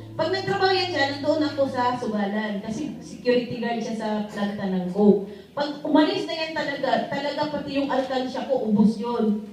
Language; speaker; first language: Filipino; non-native, local second language; Cebuano